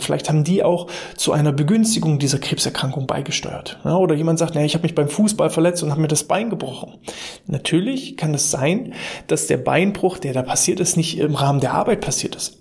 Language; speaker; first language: German; native; German